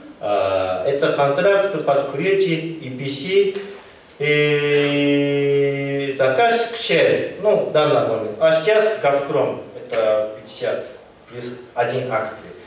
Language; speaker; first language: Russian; non-native, learner; Japanese